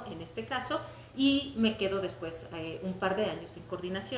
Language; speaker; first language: Spanish; native; Spanish